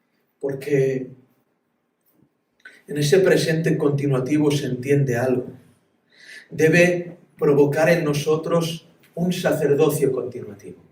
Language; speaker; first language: Spanish; native; Spanish